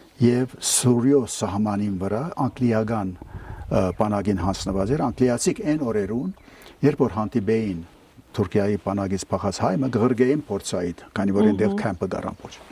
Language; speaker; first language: Armenian; early bilingual, heritage; Armenian